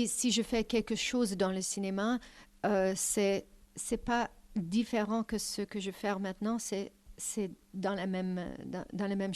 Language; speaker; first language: French; non-native, fluent; English